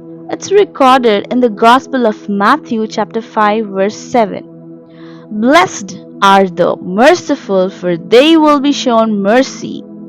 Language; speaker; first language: English; non-native, local second language; Telugu